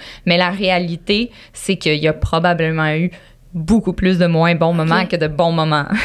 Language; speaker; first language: French; native; French